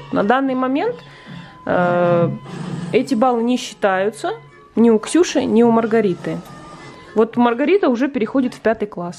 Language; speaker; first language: Russian; native; Russian